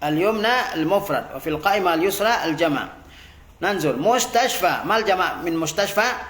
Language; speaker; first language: Arabic; non-native, fluent; Indonesian